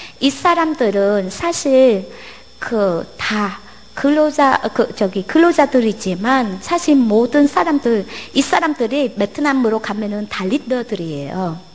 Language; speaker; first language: Korean; non-native, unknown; Vietnamese